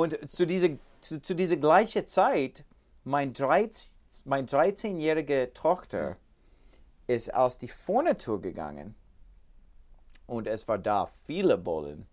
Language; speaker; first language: German; non-native, learner; English